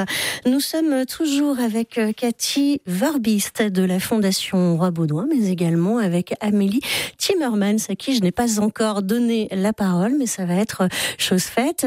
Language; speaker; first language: French; native; French